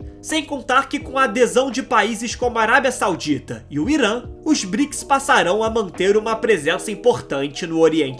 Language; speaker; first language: Portuguese; native; Portuguese